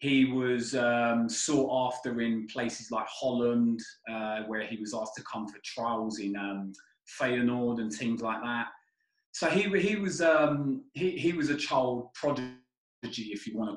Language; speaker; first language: English; native; English